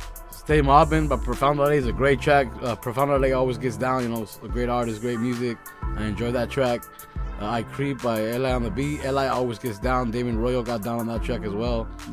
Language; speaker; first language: English; early bilingual, other home language; Spanish